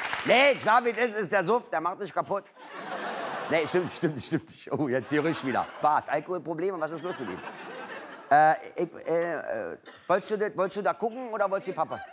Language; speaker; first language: German; native; German